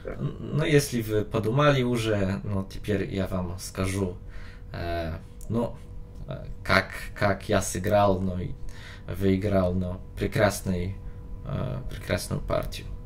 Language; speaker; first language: Russian; non-native, learner; Polish